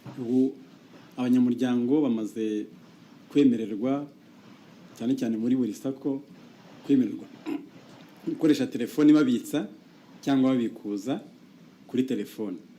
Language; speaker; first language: Kinyarwanda; native; Kinyarwanda